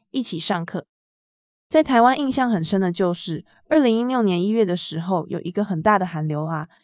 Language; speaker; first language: Chinese; non-native, fluent; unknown